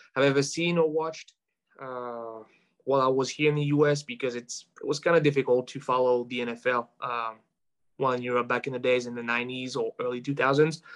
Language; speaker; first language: English; non-native, fluent; French